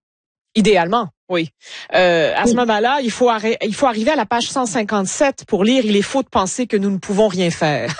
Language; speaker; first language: French; native; French